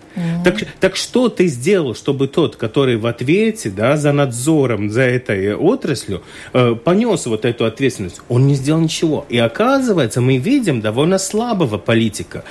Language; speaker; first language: Russian; non-native, local second language; Latvian